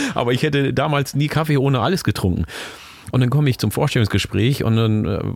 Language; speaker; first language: German; early bilingual, other home language; Oromo